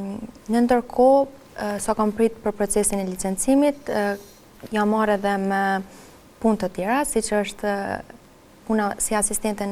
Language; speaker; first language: Albanian; native; Albanian